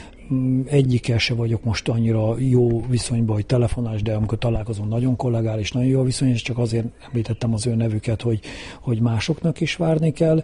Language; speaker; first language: Hungarian; native; Hungarian